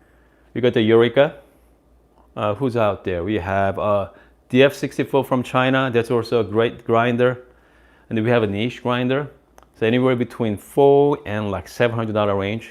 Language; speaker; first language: English; non-native, fluent; Korean